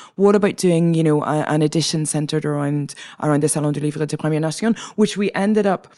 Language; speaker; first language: English; native; English